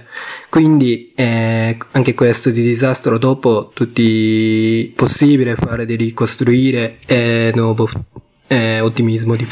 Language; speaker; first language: Italian; non-native, learner; Japanese